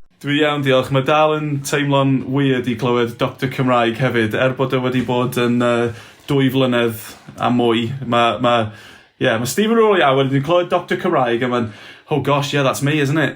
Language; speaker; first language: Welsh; non-native, local second language; English